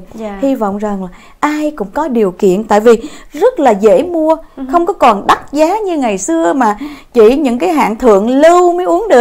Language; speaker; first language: Vietnamese; native; Vietnamese